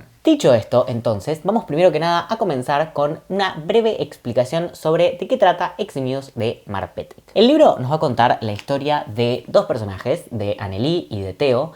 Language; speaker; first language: Spanish; native; Spanish